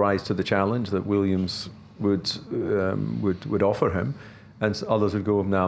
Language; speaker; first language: English; native; English